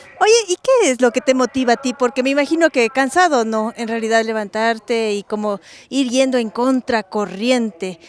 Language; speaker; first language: Spanish; native; Spanish